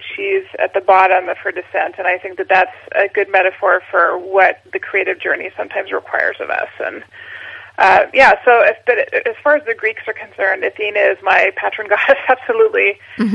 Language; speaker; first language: English; native; English